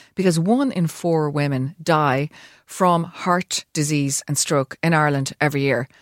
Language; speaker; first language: English; native; English